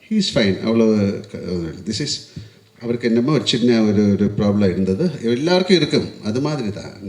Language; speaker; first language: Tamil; non-native, learner; Malayalam